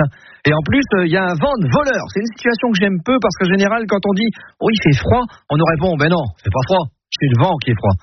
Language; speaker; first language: French; native; French